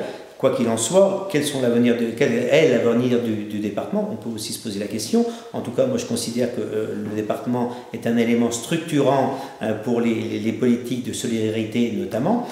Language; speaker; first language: French; native; French